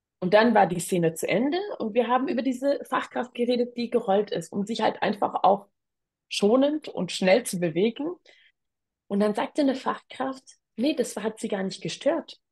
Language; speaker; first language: German; early bilingual, other home language; Tigrinya